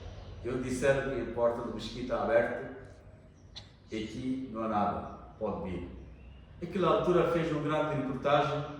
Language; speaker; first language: Portuguese; non-native, learner; Bangla